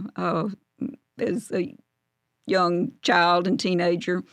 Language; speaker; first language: English; native; English